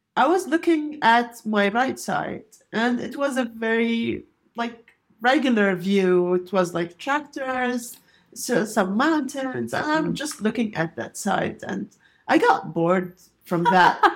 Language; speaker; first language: English; non-native, fluent; Arabic